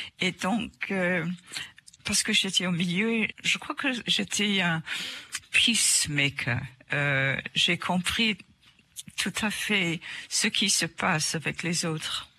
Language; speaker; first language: French; non-native, fluent; English